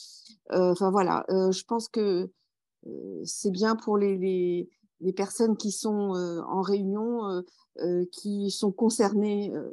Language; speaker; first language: French; native; French